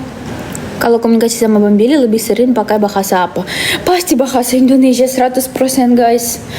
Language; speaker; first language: Indonesian; non-native, fluent; Russian